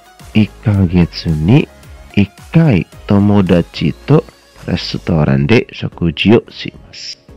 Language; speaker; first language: Japanese; non-native, fluent; Indonesian